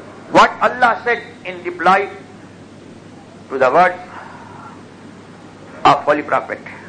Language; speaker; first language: English; non-native, local second language; Urdu